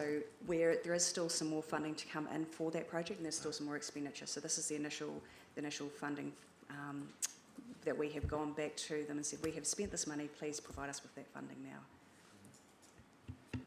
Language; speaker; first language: English; native; English